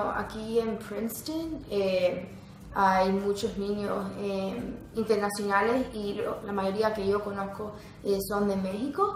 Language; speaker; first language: Spanish; early bilingual, heritage; Spanish